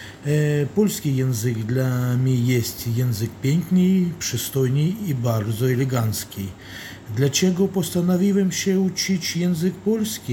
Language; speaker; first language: Polish; non-native, learner; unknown